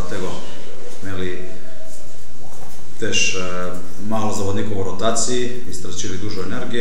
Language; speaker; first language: Polish; non-native, learner; Slovenian